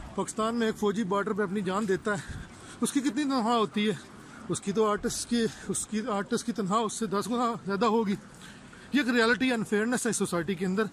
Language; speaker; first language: Urdu; non-native, fluent; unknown